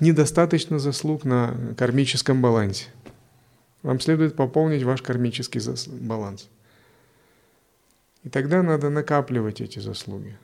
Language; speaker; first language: Russian; native; Russian